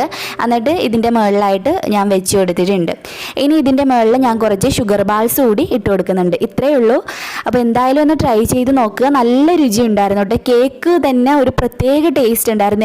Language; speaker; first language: Malayalam; native; Malayalam